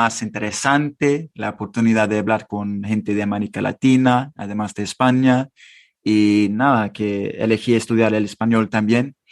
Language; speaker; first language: Spanish; non-native, fluent; English